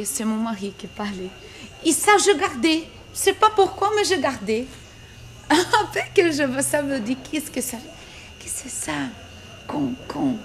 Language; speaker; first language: French; non-native, learner; Portuguese